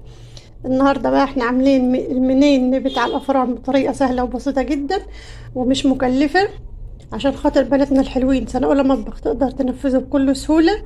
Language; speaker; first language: Arabic; native; Arabic